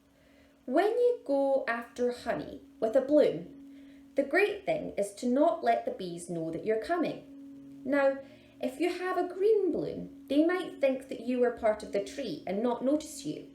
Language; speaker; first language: English; native; English